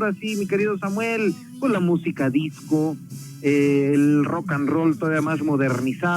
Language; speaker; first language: Spanish; native; Spanish